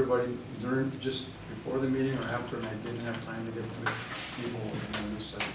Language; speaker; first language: English; native; English